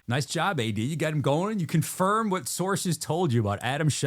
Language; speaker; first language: English; native; English